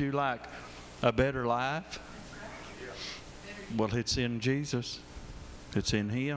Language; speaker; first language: English; native; English